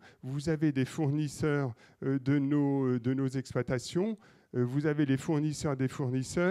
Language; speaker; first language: French; native; French